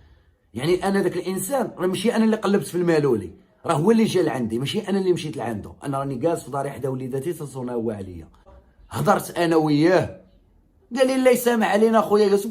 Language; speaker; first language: Arabic; native; Arabic